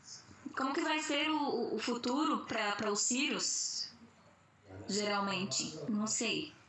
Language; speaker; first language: Portuguese; non-native, fluent; Arabic